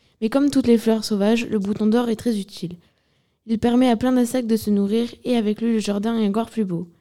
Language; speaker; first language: French; native; French